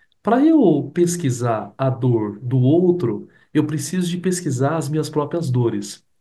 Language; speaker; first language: Portuguese; native; Portuguese